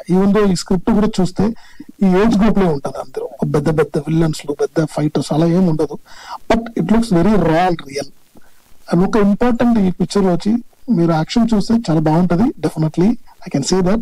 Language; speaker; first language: Telugu; non-native, learner; Tamil